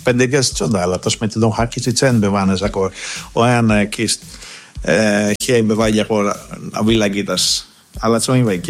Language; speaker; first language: Hungarian; non-native, learner; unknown